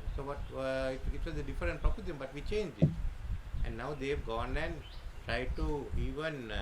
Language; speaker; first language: English; non-native, local second language; Sinhala